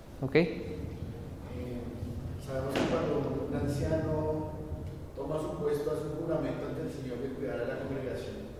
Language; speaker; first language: Spanish; non-native, fluent; English